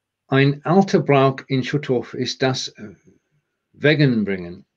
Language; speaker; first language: German; non-native, learner; English